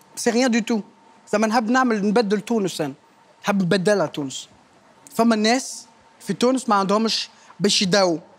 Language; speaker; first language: Arabic; non-native, fluent; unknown